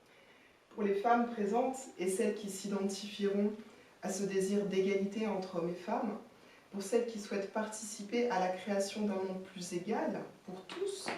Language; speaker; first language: French; native; French